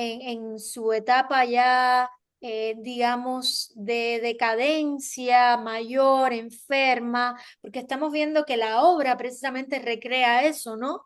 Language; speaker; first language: Spanish; native; Spanish